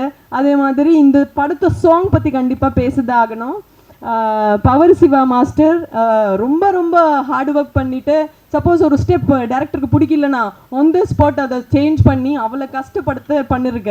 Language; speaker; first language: Tamil; non-native, learner; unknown